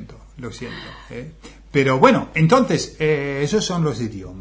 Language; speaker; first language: Spanish; non-native, fluent; English